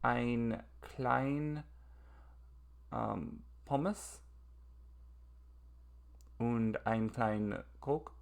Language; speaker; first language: German; non-native, learner; English